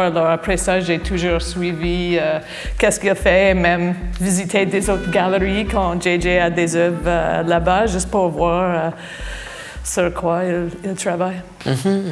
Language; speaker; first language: French; non-native, fluent; English